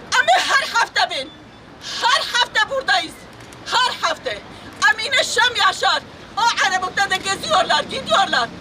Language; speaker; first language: Turkish; non-native, local second language; Kurdish